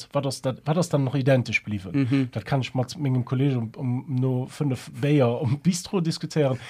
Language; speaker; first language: Luxembourgish; early bilingual, other home language; German